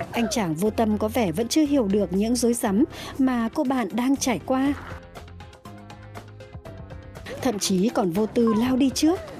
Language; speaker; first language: Vietnamese; native; Vietnamese